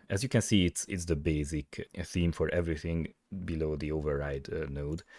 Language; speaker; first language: English; non-native, fluent; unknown